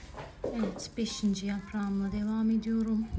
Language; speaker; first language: Turkish; native; Turkish